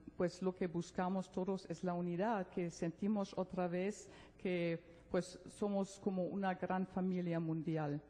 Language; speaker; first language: Spanish; non-native, fluent; German